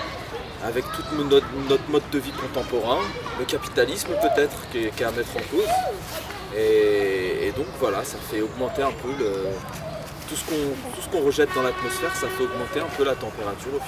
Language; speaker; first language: French; native; French